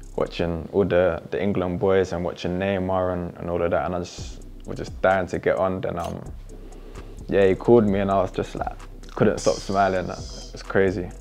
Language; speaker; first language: English; native; English